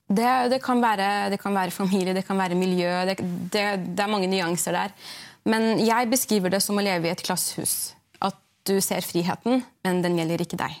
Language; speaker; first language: Norwegian; early bilingual, other home language; Arabic